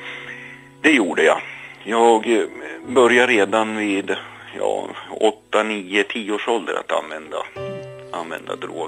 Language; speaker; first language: Swedish; native; Swedish